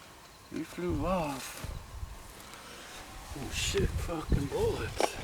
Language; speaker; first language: English; native; English